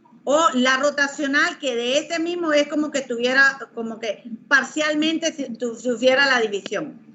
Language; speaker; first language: Spanish; native; Spanish